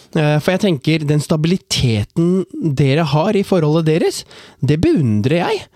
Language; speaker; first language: Norwegian; early bilingual, other home language; Tamil